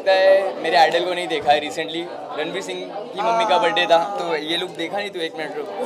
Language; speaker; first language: Hindi; native; Hindi